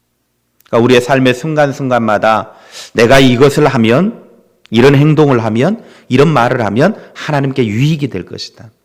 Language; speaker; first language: Korean; native; Korean